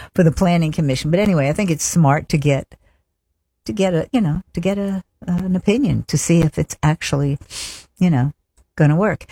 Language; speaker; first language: English; early bilingual, other home language; French